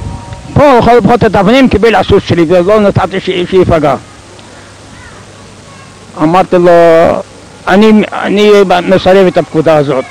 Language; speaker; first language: Hebrew; non-native, fluent; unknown